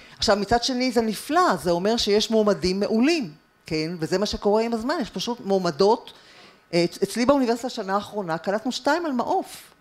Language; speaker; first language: Hebrew; native; Hebrew